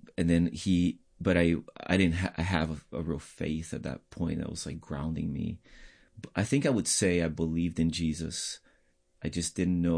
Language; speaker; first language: English; non-native, fluent; Portuguese